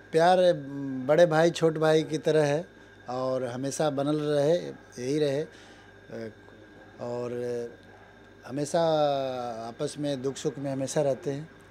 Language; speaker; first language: Hindi; native; Hindi